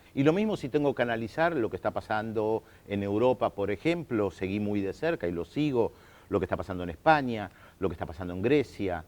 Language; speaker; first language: Spanish; early bilingual, other home language; German